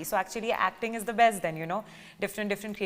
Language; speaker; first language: Telugu; non-native, learner; Punjabi